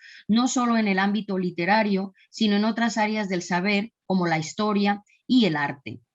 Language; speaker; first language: Spanish; native; Spanish